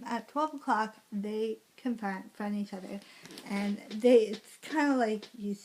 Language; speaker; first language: English; native; English